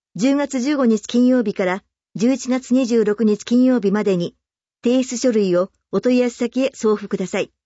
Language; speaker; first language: Japanese; native; Japanese